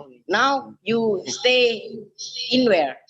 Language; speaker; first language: English; non-native, learner; Indonesian